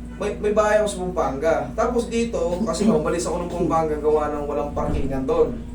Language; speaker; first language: Filipino; non-native, local second language; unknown